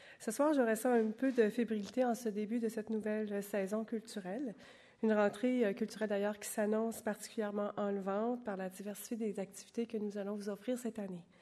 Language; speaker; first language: French; native; French